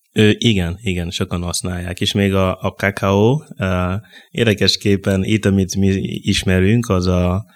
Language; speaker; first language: Hungarian; non-native, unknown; Mossi